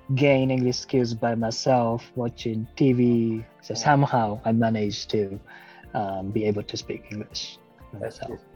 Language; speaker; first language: English; non-native, fluent; Japanese